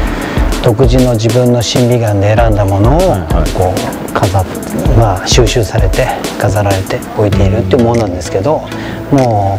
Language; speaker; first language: Japanese; native; Japanese